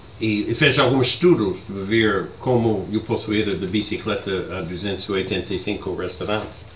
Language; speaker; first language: Portuguese; non-native, learner; English